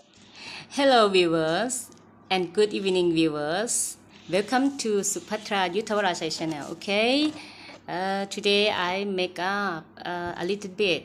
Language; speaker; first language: English; non-native, learner; Thai